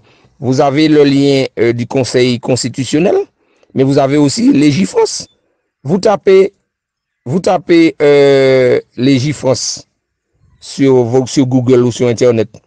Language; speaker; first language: French; native; French